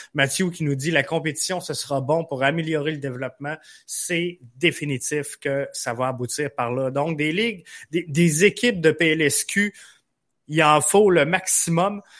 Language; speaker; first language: French; native; French